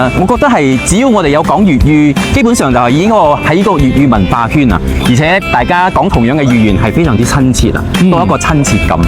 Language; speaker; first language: Cantonese; non-native, local second language; Hakka Chinese